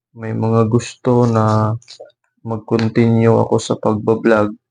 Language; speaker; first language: Filipino; non-native, local second language; Waray